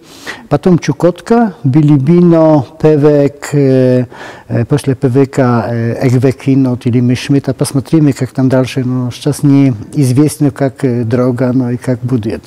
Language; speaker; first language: Russian; non-native, fluent; Polish